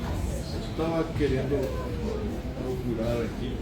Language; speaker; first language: Portuguese; non-native, fluent; Spanish